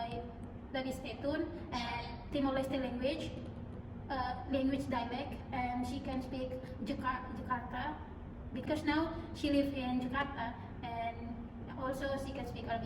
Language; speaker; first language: English; non-native, learner; Indonesian